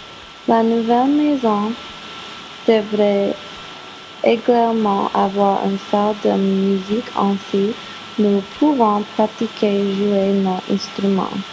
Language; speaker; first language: French; non-native, learner; English